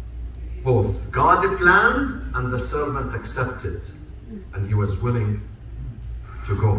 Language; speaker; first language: English; non-native, fluent; Arabic